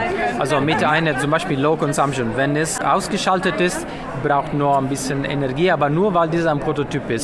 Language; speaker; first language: German; non-native, learner; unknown